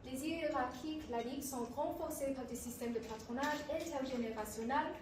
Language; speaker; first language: French; non-native, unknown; English